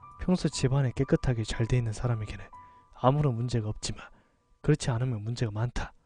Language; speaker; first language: Korean; native; Korean